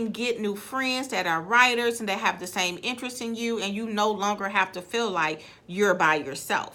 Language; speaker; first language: English; native; English